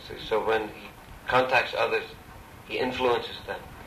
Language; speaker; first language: English; native; English